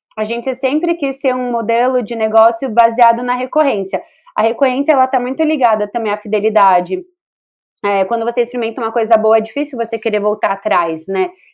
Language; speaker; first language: Portuguese; native; Portuguese